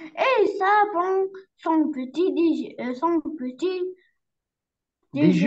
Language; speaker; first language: French; non-native, learner; Arabic